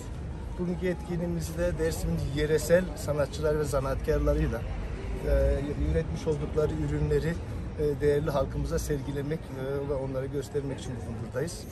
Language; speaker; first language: Turkish; native; Turkish